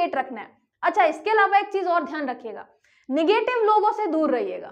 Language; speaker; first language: Hindi; native; Hindi